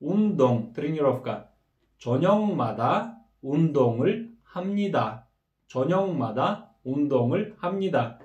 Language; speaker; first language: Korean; non-native, fluent; Kyrgyz